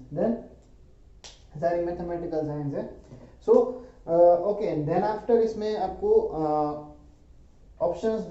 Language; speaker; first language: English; non-native, local second language; Hindi